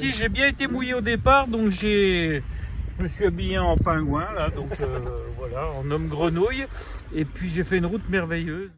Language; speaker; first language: French; native; French